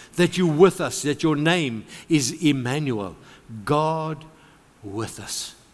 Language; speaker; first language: English; non-native, local second language; Afrikaans